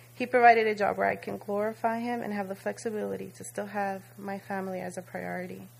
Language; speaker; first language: English; non-native, fluent; Spanish